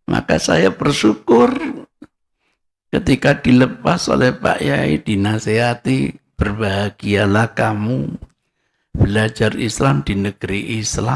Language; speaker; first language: Indonesian; non-native, local second language; Javanese